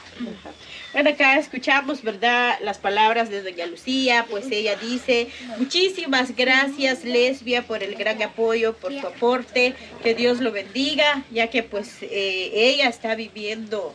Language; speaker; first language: Spanish; non-native, local second language; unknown